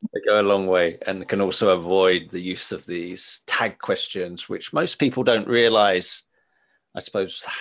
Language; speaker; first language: English; native; English